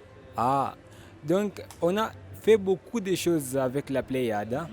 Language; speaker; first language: French; non-native, learner; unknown